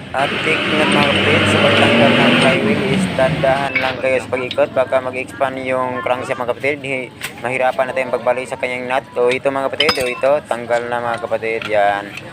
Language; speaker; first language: Filipino; native; Filipino